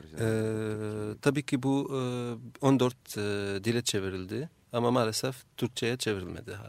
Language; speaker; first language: Turkish; non-native, fluent; Arabic